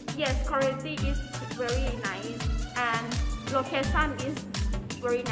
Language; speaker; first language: English; non-native, learner; Thai